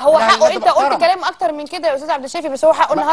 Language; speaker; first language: Arabic; native; Arabic